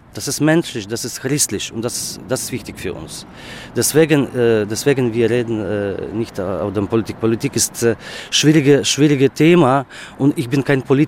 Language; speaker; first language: German; non-native, learner; Russian